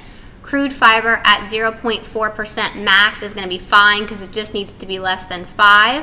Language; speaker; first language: English; native; English